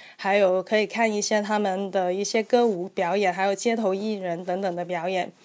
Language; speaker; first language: Chinese; non-native, local second language; Cantonese